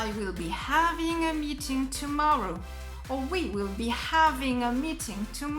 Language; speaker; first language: English; non-native, fluent; French